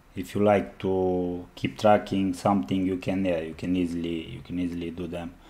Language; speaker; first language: English; non-native, learner; Romanian